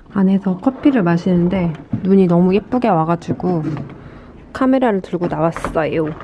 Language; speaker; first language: Korean; native; Korean